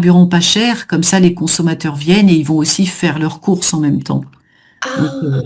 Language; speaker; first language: French; native; French